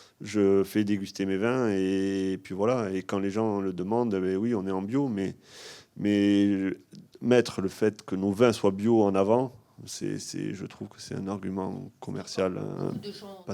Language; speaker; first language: French; native; French